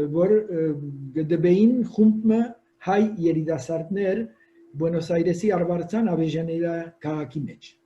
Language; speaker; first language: Armenian; early bilingual, heritage; Armenian